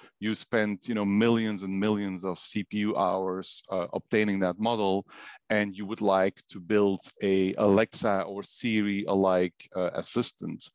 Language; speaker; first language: English; non-native, fluent; Dutch